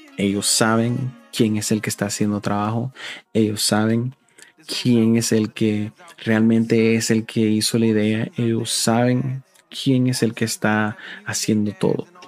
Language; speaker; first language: Spanish; early bilingual, heritage; Spanish